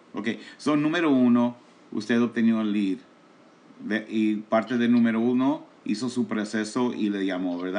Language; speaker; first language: Spanish; early bilingual, heritage; Spanish